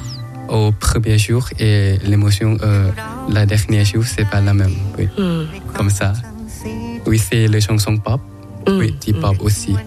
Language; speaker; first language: French; non-native, learner; Thai